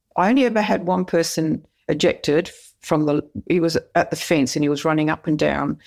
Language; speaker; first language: English; native; English